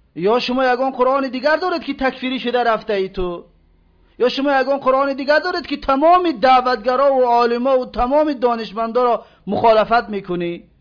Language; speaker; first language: Persian; native; Persian